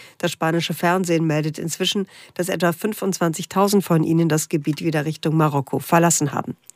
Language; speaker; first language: German; native; German